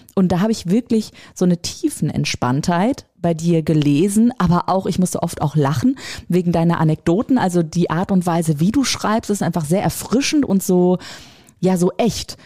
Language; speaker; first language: German; native; German